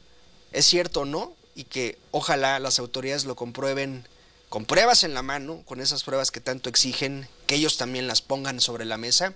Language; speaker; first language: Spanish; native; Spanish